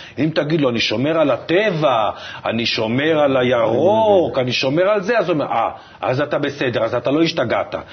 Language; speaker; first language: Hebrew; native; Hebrew